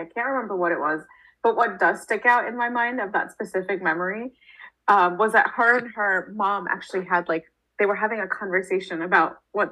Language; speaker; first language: English; native; English